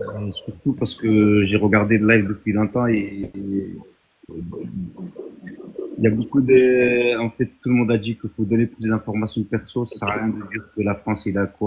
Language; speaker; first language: French; non-native, fluent; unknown